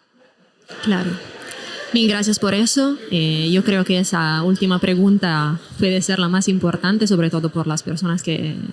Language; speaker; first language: Spanish; non-native, fluent; Italian